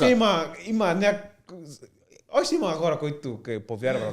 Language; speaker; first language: Bulgarian; non-native, learner; Portuguese